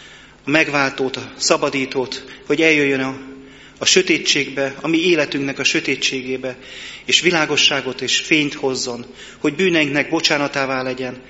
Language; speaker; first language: Hungarian; native; Hungarian